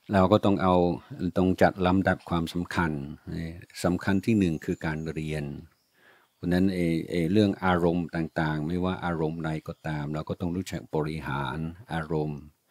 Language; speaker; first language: Thai; non-native, fluent; English